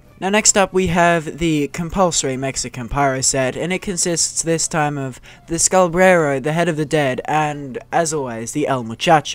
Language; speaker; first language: English; native; English